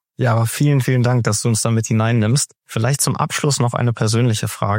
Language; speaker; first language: German; native; German